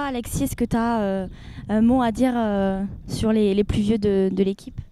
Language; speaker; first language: French; native; French